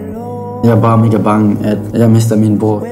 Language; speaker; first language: Danish; non-native, fluent; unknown